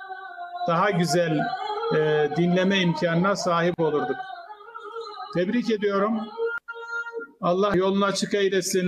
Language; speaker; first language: Turkish; native; Turkish